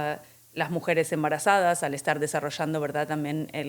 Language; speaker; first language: Spanish; native; Spanish